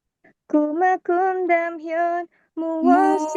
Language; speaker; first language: Korean; non-native, learner; Indonesian